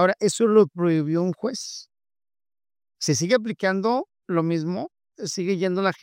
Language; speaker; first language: Spanish; native; Spanish